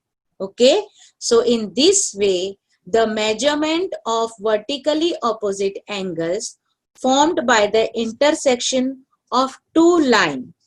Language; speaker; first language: English; non-native, local second language; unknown